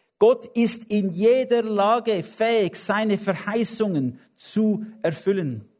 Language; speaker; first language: German; non-native, fluent; English